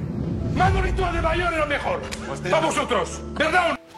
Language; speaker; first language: Spanish; native; Spanish